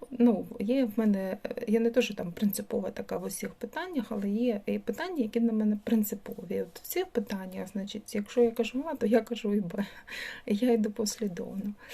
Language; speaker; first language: Ukrainian; non-native, local second language; Russian